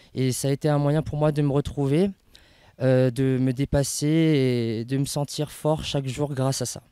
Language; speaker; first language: French; native; French